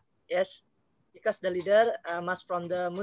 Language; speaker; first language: English; non-native, learner; Indonesian